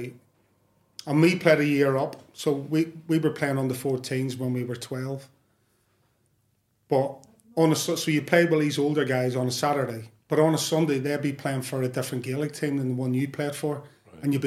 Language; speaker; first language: English; native; English